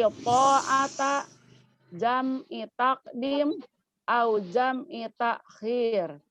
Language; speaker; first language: Arabic; non-native, learner; Indonesian